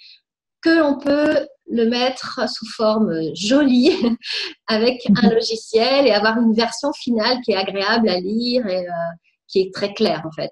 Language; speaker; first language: French; native; French